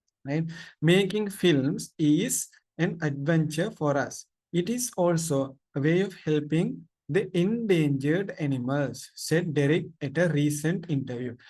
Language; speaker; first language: English; non-native, local second language; Tamil